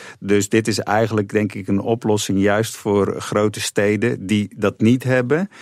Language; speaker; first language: Dutch; native; Dutch